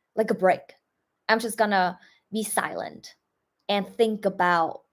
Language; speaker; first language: English; non-native, fluent; Vietnamese